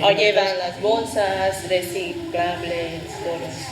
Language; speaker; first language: Spanish; non-native, fluent; Vietnamese